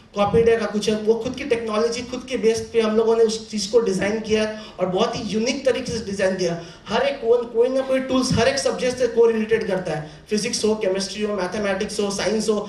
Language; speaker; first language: Hindi; non-native, local second language; Bangla